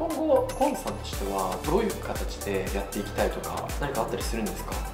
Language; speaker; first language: Japanese; native; Japanese